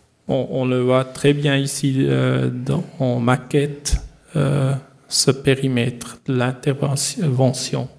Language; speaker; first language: French; non-native, learner; German